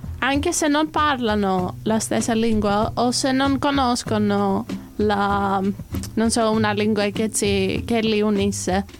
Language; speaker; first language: Italian; non-native, fluent; Greek